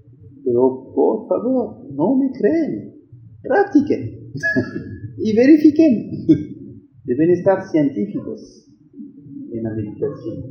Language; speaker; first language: Spanish; non-native, fluent; French